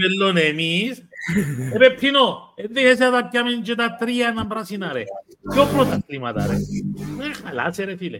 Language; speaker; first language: Greek; native; Greek